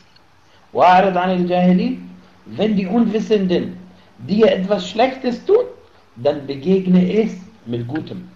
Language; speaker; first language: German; non-native, fluent; Arabic